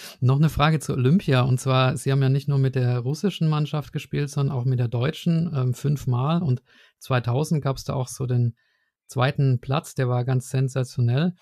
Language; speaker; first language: German; native; German